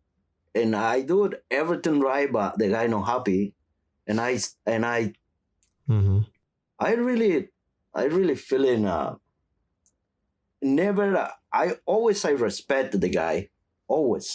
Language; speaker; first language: English; non-native, learner; Spanish